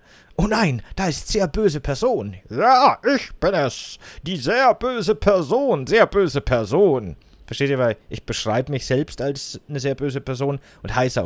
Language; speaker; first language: German; native; German